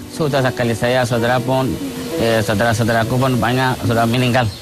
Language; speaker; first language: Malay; non-native, learner; Rohingya